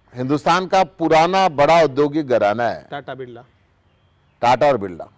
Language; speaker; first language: Hindi; native; Hindi